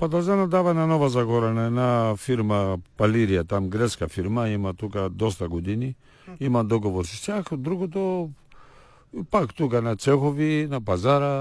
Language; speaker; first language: Bulgarian; non-native, learner; Greek